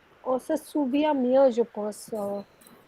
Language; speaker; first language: French; non-native, fluent; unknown